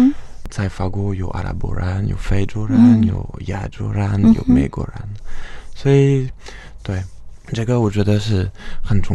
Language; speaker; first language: Chinese; non-native, fluent; French